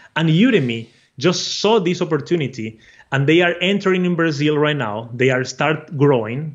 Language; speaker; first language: English; non-native, fluent; Portuguese